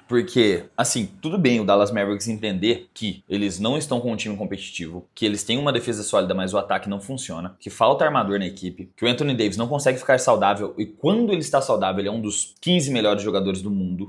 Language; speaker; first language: Portuguese; native; Portuguese